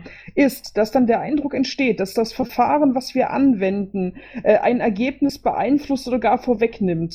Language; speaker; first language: German; native; German